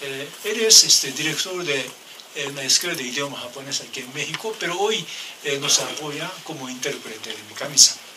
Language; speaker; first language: Spanish; non-native, learner; Japanese